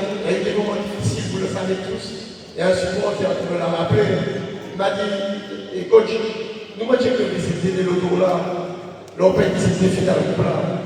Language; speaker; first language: French; native; French